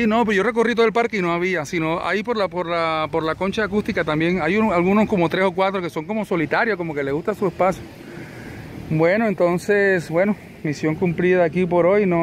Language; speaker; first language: Spanish; native; Spanish